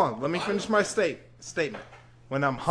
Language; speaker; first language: English; native; English